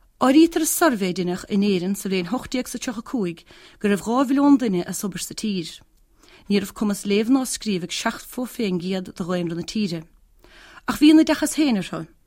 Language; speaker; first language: Irish; native; Irish